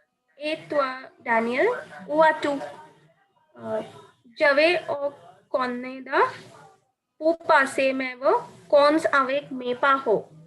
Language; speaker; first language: French; non-native, learner; Hindi